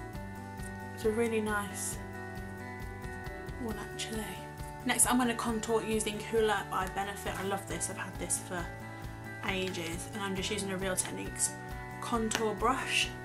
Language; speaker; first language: English; native; English